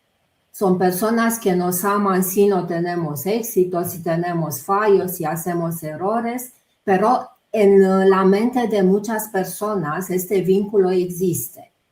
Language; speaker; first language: Spanish; non-native, fluent; Romanian